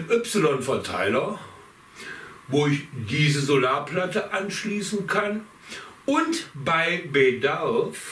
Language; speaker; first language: German; native; German